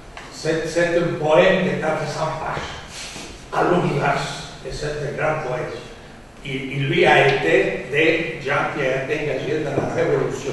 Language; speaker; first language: French; non-native, fluent; Spanish